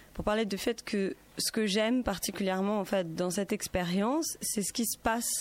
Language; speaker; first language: French; native; French